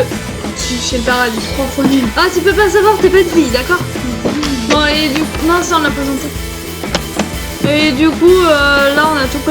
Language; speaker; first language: French; native; French